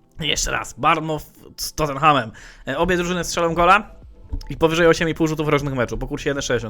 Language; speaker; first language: Polish; native; Polish